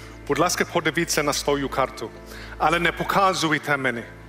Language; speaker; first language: Ukrainian; non-native, learner; English